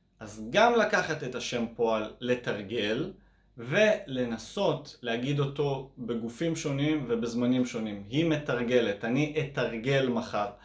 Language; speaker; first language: Hebrew; native; Hebrew